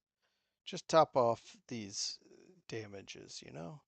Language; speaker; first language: English; native; English